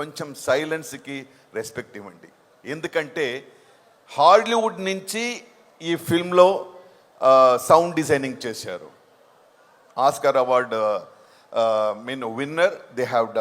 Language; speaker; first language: Telugu; non-native, fluent; Tamil